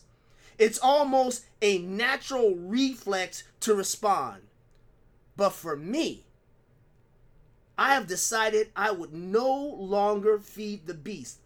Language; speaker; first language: English; native; English